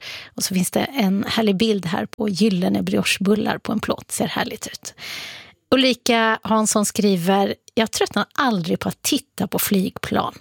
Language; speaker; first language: Swedish; native; Swedish